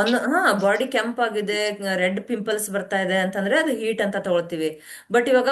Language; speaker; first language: Kannada; native; Kannada